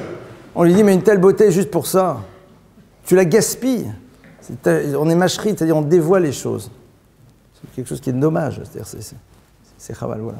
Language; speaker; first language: French; native; French